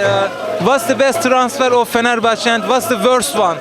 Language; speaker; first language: English; non-native, learner; Turkish